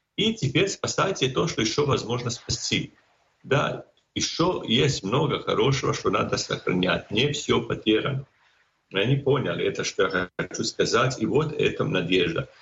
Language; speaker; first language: Russian; non-native, fluent; Croatian